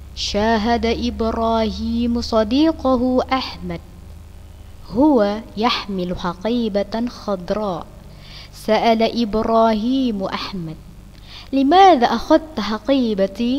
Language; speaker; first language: Arabic; non-native, fluent; Indonesian